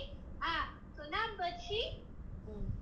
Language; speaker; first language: Chinese; non-native, learner; Malay